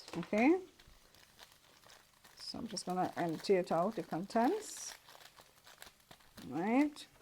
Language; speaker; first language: English; native; English